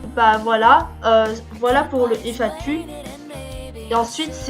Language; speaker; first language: French; early bilingual, other home language; Korean